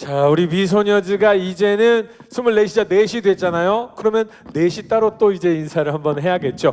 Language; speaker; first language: Korean; native; Korean